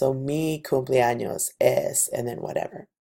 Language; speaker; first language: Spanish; non-native, fluent; English